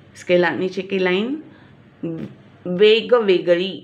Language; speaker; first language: Hindi; non-native, local second language; Marathi